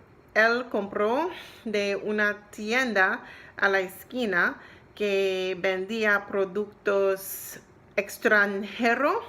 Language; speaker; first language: Spanish; non-native, learner; English